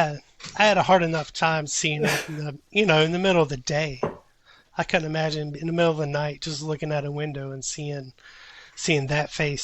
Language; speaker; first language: English; native; English